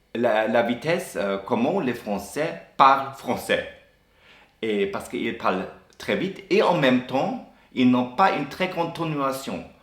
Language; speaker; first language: French; non-native, fluent; German